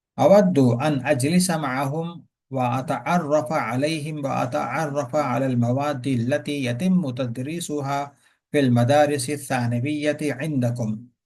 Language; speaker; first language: Arabic; non-native, fluent; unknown